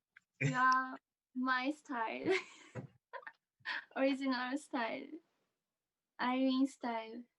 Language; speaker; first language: English; non-native, learner; Japanese